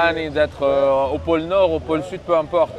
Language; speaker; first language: French; native; French